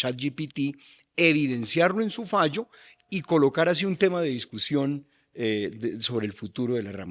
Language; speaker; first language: Spanish; native; Spanish